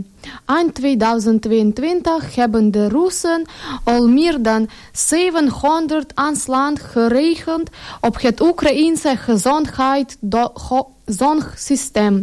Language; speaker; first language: Dutch; non-native, learner; Ukrainian